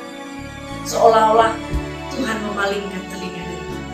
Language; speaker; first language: Indonesian; native; Indonesian